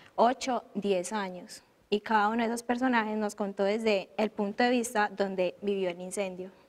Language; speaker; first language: Spanish; native; Spanish